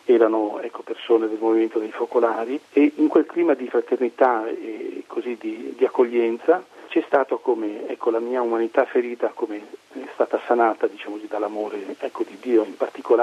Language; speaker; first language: Italian; native; Italian